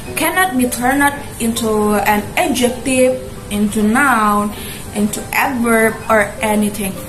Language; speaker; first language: English; non-native, learner; Indonesian